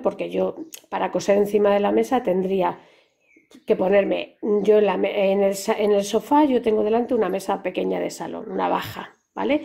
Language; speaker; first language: Spanish; native; Spanish